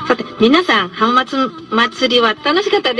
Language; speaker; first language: Japanese; non-native, fluent; Filipino